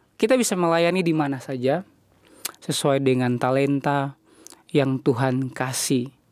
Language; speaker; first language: Indonesian; native; Indonesian